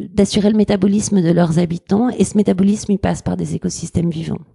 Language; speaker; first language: French; native; French